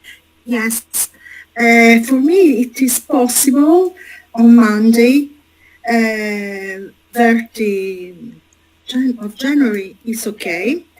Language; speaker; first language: English; non-native, learner; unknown